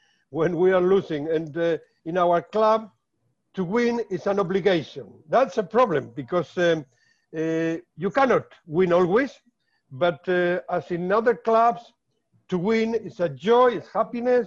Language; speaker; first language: English; non-native, fluent; Spanish